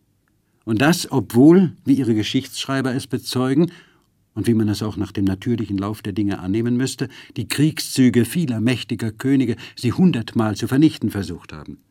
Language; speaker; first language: German; native; German